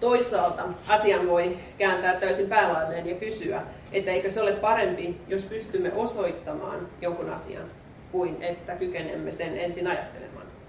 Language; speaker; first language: Finnish; native; Finnish